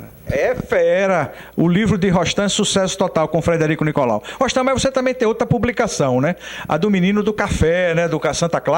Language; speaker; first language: Portuguese; native; Portuguese